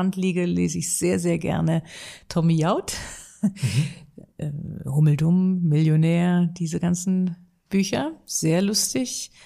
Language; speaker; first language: German; native; German